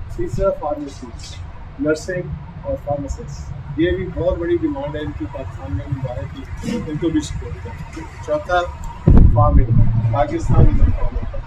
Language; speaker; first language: Urdu; native; Urdu